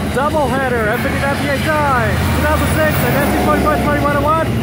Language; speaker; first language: English; native; English